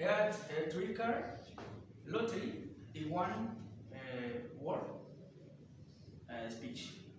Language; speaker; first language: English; non-native, learner; Spanish